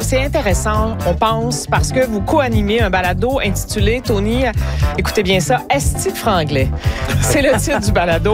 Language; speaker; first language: French; native; French